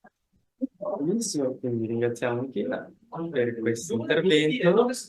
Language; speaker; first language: Italian; native; Italian